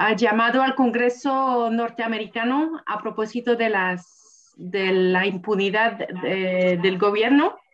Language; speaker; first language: Spanish; non-native, fluent; French